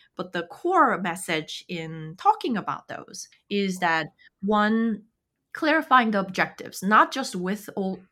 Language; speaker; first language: English; non-native, fluent; Korean